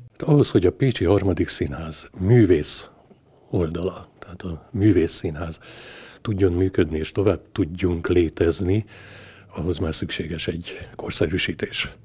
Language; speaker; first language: Hungarian; native; Hungarian